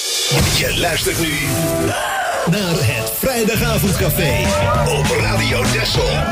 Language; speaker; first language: Dutch; native; Dutch